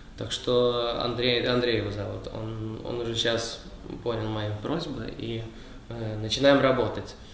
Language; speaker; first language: Russian; early bilingual, heritage; Russian